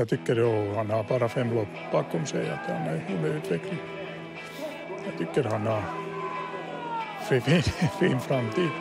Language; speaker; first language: Swedish; non-native, fluent; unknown